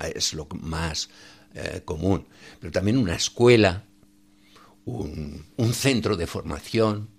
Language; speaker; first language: Spanish; native; Spanish